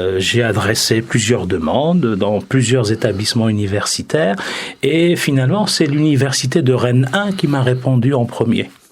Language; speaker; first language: French; non-native, local second language; Arabic